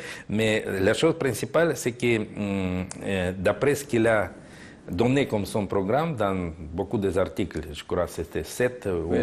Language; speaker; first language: French; non-native, fluent; Russian